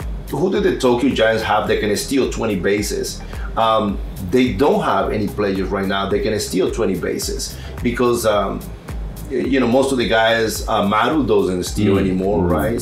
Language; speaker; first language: English; non-native, fluent; Spanish